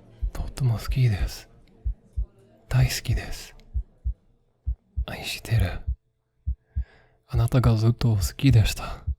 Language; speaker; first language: Japanese; non-native, learner; English